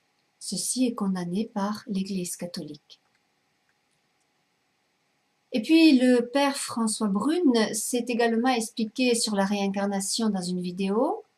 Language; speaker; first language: French; native; French